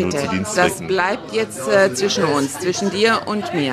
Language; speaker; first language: German; non-native, fluent; Croatian